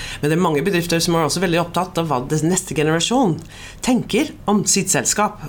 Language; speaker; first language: Norwegian; non-native, fluent; English